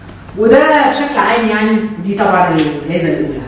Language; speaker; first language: Arabic; native; Arabic